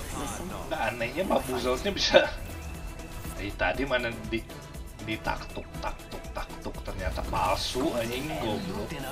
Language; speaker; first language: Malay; non-native, local second language; Sundanese